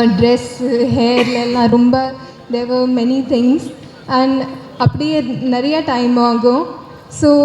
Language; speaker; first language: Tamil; non-native, learner; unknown